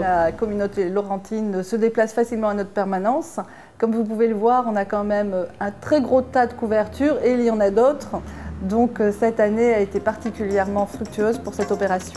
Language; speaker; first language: French; native; French